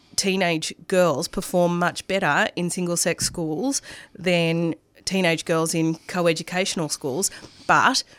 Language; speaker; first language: English; non-native, local second language; Arabic